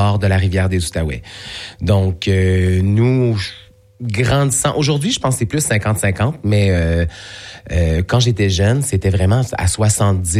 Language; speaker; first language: French; native; French